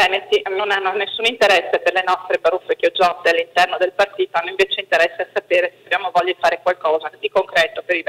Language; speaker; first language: Italian; native; Italian